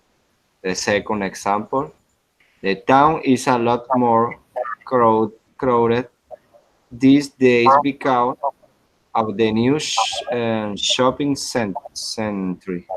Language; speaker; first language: English; non-native, learner; Spanish